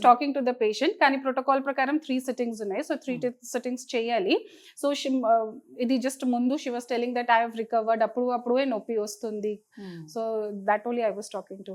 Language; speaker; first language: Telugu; non-native, local second language; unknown